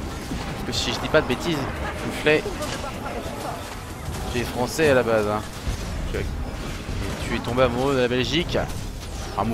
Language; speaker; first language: French; native; French